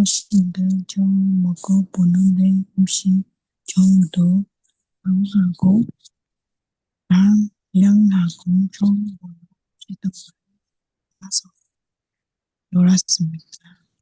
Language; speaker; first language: Korean; non-native, learner; Burmese